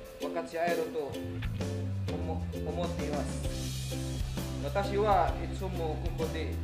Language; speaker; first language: Japanese; non-native, learner; Filipino